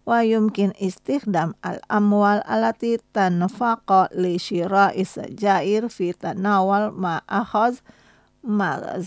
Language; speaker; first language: Arabic; non-native, fluent; Indonesian